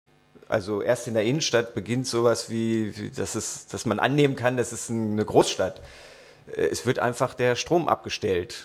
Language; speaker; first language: German; native; German